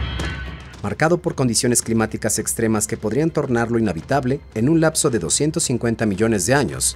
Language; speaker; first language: Spanish; native; Spanish